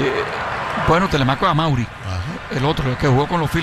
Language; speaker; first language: Spanish; native; Spanish